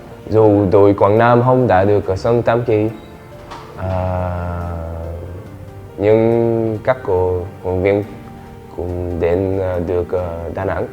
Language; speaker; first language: Vietnamese; early bilingual, heritage; Vietnamese